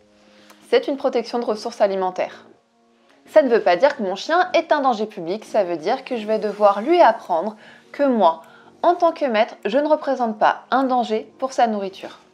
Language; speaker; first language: French; native; French